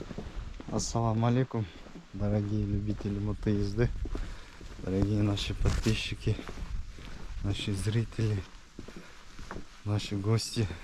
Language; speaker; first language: Russian; non-native, local second language; Kyrgyz